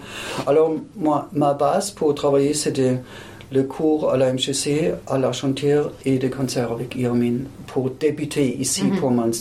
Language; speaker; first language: French; non-native, fluent; German